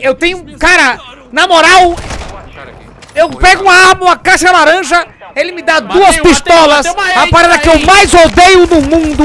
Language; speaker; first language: Portuguese; native; Portuguese